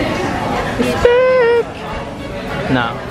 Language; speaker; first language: Dutch; non-native, fluent; Filipino